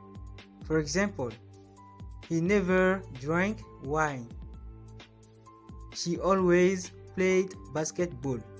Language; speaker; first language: English; non-native, fluent; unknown